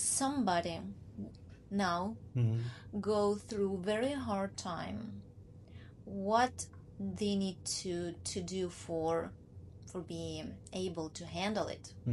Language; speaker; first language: English; non-native, learner; Ukrainian